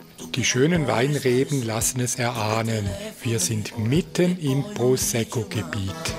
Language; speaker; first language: German; native; German